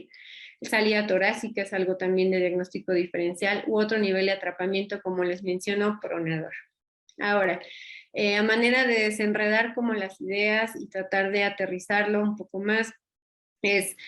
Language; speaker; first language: Spanish; native; Spanish